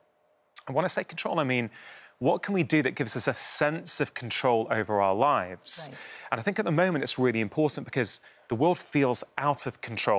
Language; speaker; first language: English; native; English